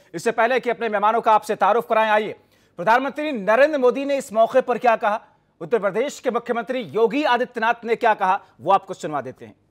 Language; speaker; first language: Hindi; native; Hindi